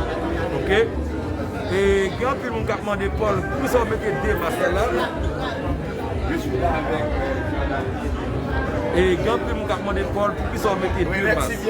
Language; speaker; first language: French; non-native, local second language; Haitian Creole